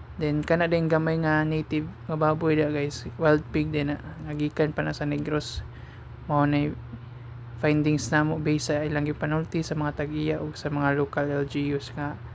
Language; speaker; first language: Cebuano; native; Cebuano